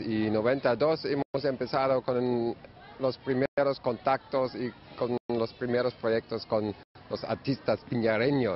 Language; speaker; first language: Spanish; non-native, learner; German